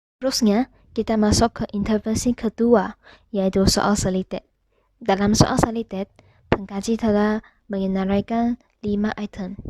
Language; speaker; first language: Malay; non-native, local second language; Chinese